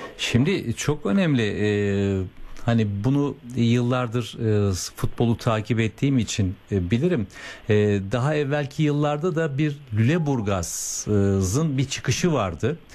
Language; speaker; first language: Turkish; native; Turkish